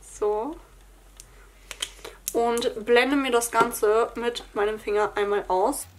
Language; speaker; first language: German; native; German